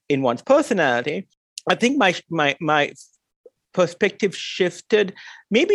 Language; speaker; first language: English; non-native, local second language; Sinhala